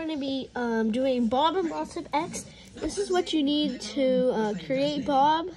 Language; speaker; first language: English; native; English